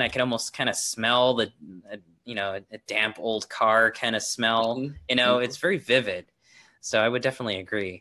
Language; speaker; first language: English; native; English